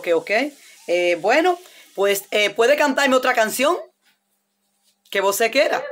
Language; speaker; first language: Spanish; native; Spanish